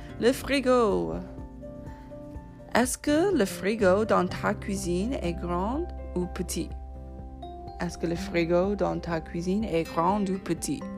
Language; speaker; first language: French; non-native, fluent; English